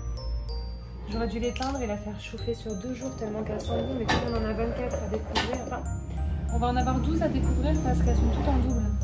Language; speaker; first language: French; native; French